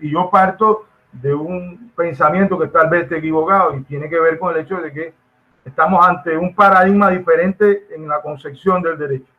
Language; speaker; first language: Spanish; native; Spanish